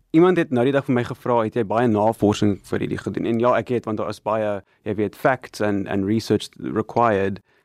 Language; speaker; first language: Afrikaans; non-native, local second language; English